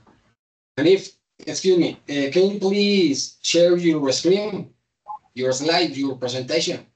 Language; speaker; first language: English; non-native, learner; Spanish